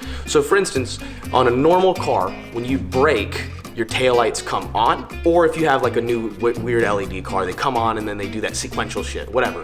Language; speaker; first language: English; native; English